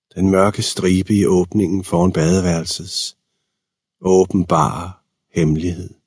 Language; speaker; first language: Danish; native; Danish